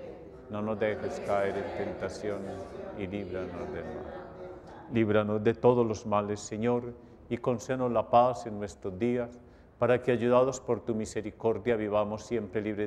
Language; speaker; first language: Spanish; native; Spanish